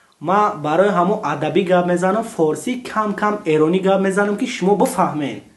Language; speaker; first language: Persian; native; Persian